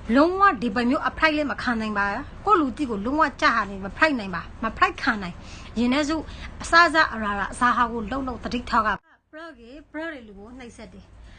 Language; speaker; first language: Burmese; native; Burmese